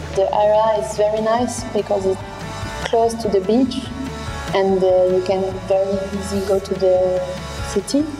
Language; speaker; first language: English; non-native, learner; French